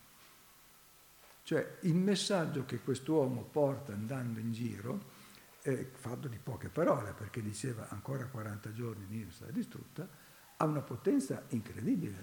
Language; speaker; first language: Italian; native; Italian